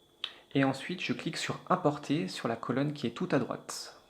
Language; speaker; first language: French; native; French